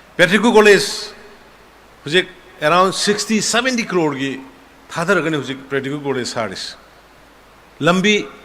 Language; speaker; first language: Manipuri; native; Manipuri